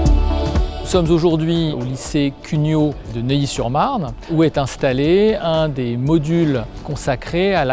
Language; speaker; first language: French; native; French